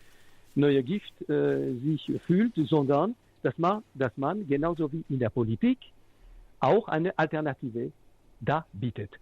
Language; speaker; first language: German; non-native, fluent; French